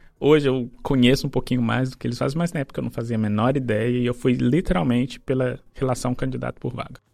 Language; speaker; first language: Portuguese; native; Portuguese